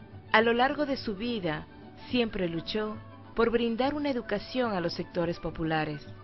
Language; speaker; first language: Spanish; native; Spanish